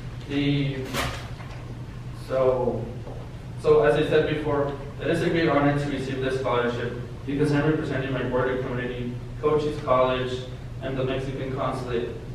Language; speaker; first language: English; non-native, fluent; Spanish